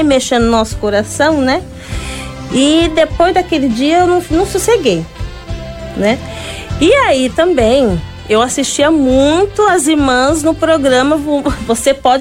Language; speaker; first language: Portuguese; native; Portuguese